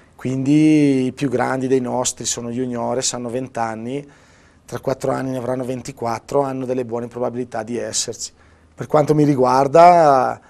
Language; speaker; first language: Italian; native; Italian